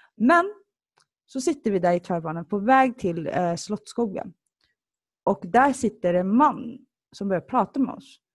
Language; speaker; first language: Swedish; early bilingual, other home language; Somali